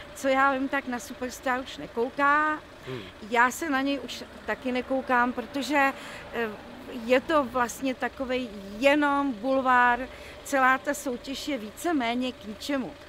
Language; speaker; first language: Czech; native; Czech